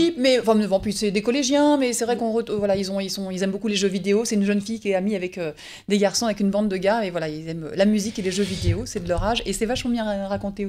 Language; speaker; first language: French; native; French